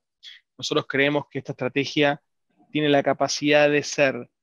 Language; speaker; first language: Spanish; native; Spanish